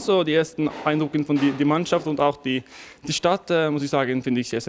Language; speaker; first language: German; non-native, fluent; Norwegian